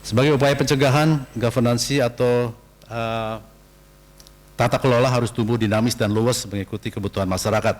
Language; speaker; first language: Indonesian; native; Indonesian